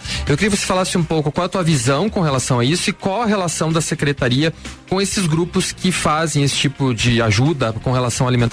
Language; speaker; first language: Portuguese; native; Portuguese